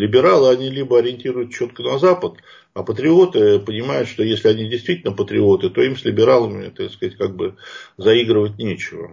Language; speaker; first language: Russian; native; Russian